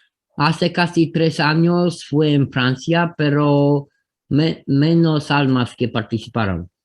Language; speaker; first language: Spanish; non-native, fluent; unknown